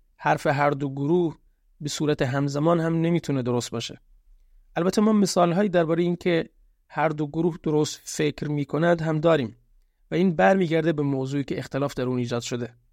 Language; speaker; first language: Persian; non-native, local second language; Baluchi